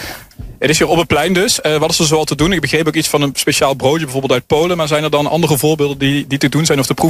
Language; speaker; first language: Dutch; native; Dutch